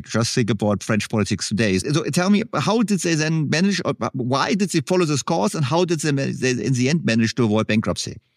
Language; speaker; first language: English; non-native, fluent; German